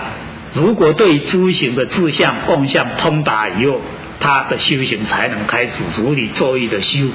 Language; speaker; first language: Chinese; native; Chinese